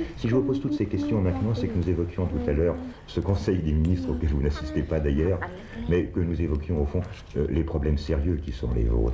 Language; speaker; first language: French; native; French